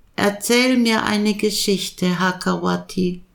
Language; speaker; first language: German; native; German